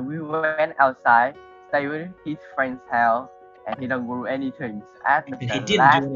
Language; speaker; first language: English; non-native, learner; Vietnamese